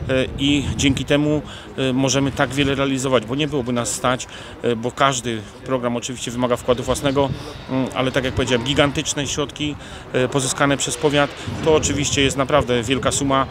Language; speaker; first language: Polish; native; Polish